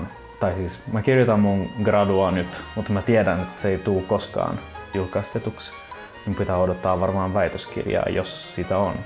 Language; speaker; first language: Finnish; non-native, fluent; Italian